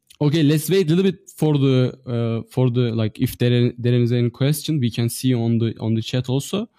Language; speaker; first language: English; non-native, fluent; Turkish